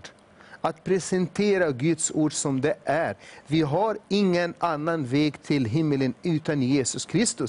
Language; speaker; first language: Swedish; non-native, fluent; Arabic